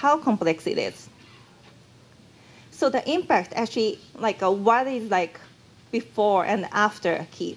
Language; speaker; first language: English; non-native, fluent; Japanese